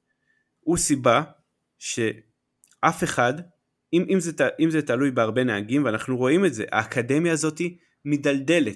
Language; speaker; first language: Hebrew; native; Hebrew